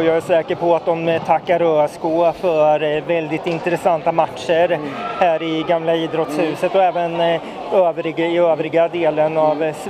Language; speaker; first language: Swedish; native; Swedish